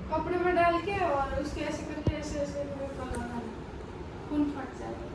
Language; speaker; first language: Hindi; non-native, local second language; Gujarati